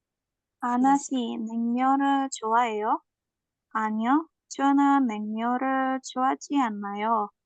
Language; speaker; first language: Korean; non-native, learner; Indonesian